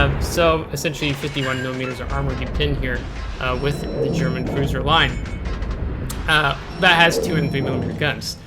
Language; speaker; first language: English; native; English